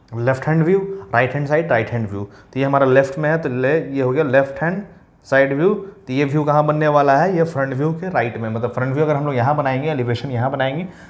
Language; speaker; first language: Hindi; native; Hindi